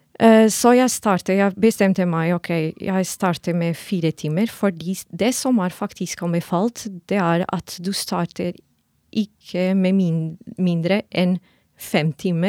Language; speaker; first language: Norwegian; non-native, fluent; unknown